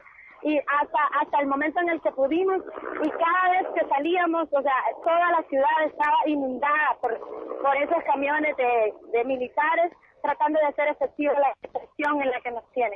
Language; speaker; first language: Spanish; native; Spanish